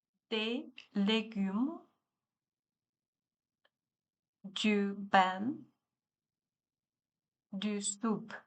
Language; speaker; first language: French; non-native, learner; Chinese